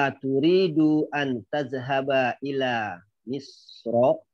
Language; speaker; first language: Arabic; non-native, learner; Indonesian